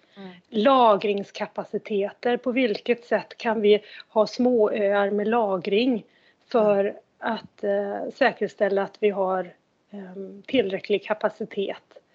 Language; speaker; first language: Swedish; native; Swedish